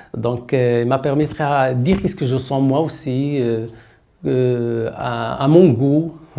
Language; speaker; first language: French; non-native, learner; Arabic